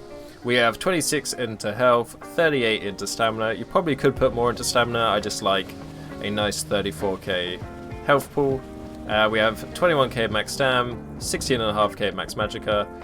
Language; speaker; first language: English; native; English